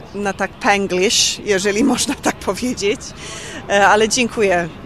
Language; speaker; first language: Polish; early bilingual, heritage; English